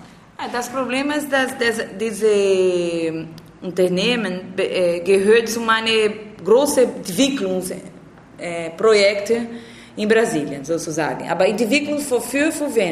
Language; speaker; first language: German; non-native, learner; Portuguese